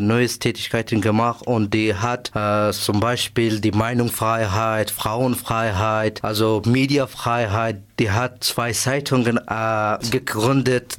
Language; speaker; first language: German; non-native, learner; Persian